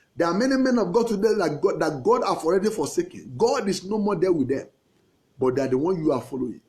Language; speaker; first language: English; non-native, local second language; Yoruba